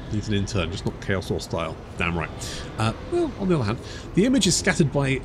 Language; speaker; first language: English; native; English